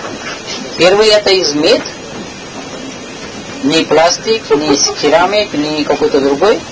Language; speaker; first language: Russian; non-native, learner; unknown